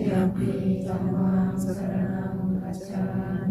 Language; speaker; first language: Korean; native; Korean